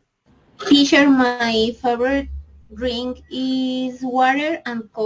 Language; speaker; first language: English; non-native, learner; Spanish